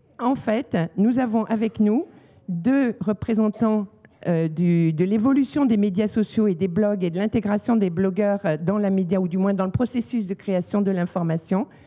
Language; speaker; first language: French; native; French